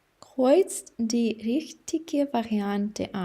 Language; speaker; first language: German; non-native, fluent; Ukrainian